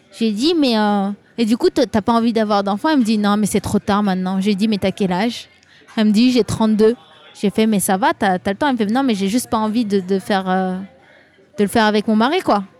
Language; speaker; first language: French; native; French